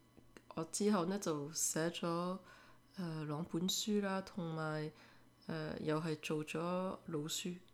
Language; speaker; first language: Cantonese; early bilingual, heritage; French